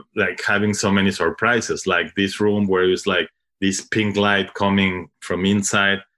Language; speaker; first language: English; non-native, fluent; Spanish